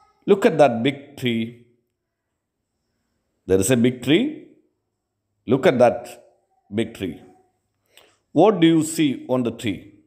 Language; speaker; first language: English; non-native, local second language; Malayalam